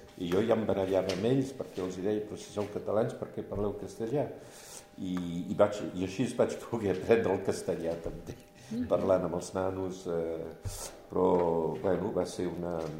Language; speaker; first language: Catalan; early bilingual, heritage; Catalan